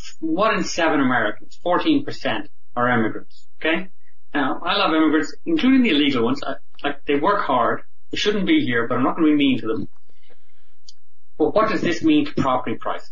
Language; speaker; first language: English; native; English